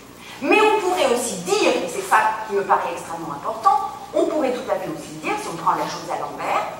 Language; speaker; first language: French; native; French